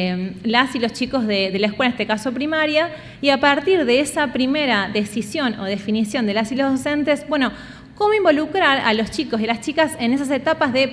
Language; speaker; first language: Spanish; native; Spanish